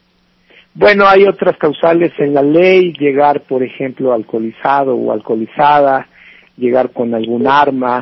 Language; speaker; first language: Spanish; native; Spanish